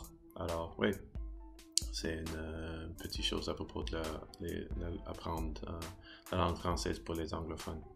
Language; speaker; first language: French; non-native, learner; English